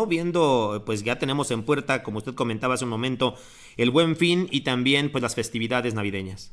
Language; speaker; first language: Spanish; native; Spanish